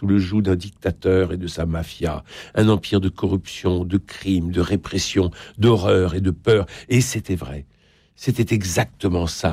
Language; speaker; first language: French; native; French